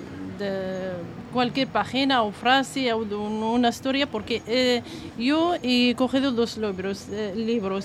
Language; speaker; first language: Spanish; non-native, learner; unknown